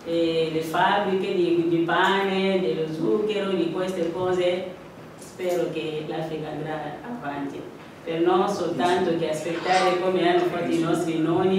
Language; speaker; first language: Italian; non-native, fluent; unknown